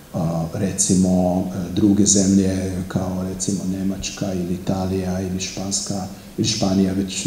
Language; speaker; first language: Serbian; non-native, fluent; Hungarian